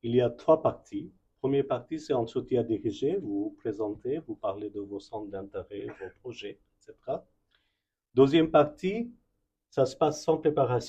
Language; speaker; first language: French; non-native, fluent; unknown